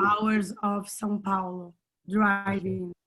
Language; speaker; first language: English; non-native, learner; Portuguese